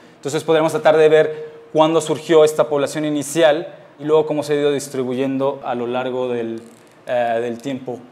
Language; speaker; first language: Spanish; native; Spanish